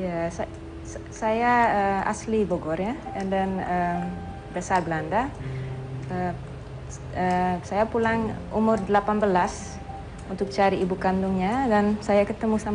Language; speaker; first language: Indonesian; non-native, learner; Dutch